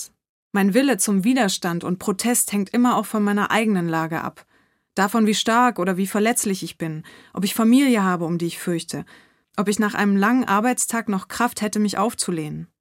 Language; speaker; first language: German; native; German